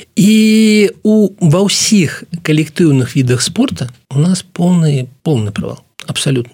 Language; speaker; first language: Belarusian; non-native, local second language; Russian